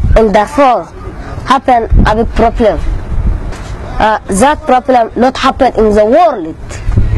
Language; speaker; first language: English; non-native, learner; Arabic